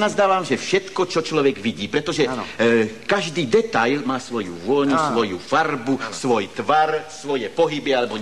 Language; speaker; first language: Slovak; native; Slovak